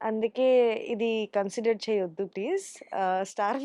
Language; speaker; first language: Telugu; non-native, learner; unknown